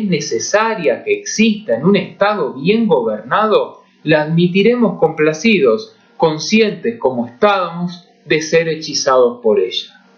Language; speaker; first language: Spanish; native; Spanish